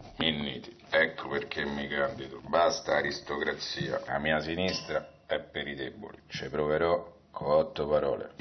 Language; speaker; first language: Italian; native; Italian